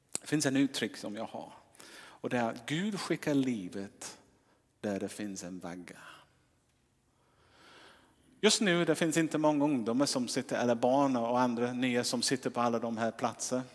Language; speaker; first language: Swedish; non-native, fluent; English